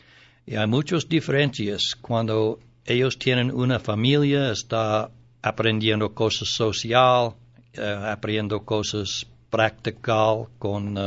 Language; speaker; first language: Spanish; non-native, learner; English